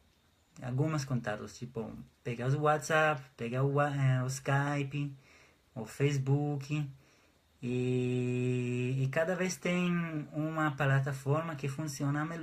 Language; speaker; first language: Portuguese; non-native, fluent; Hebrew